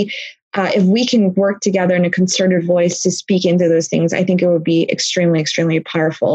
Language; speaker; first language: English; native; English